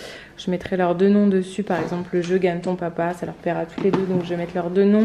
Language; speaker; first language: French; native; French